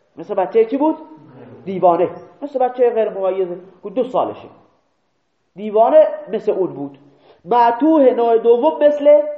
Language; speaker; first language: Persian; non-native, local second language; Baluchi